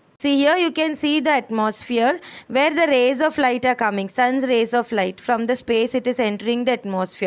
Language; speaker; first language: English; non-native, local second language; Malayalam